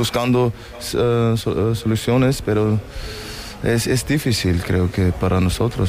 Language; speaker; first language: Spanish; non-native, fluent; German